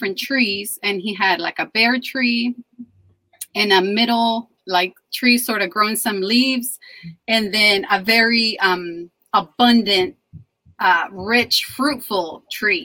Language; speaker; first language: English; early bilingual, other home language; Spanish